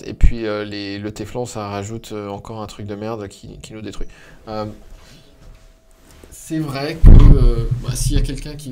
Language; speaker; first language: French; native; French